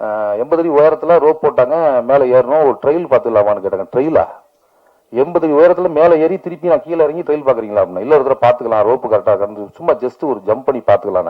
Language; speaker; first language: Tamil; native; Tamil